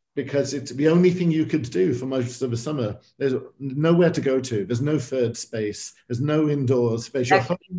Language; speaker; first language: English; native; English